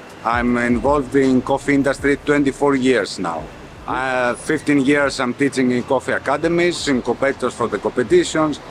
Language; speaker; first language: English; non-native, fluent; Greek